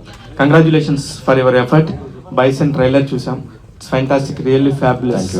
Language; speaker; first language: Telugu; native; Telugu